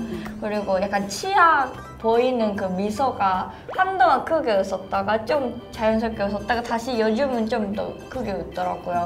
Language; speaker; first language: Korean; non-native, fluent; Japanese